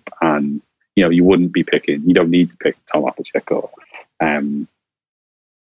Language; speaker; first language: English; native; English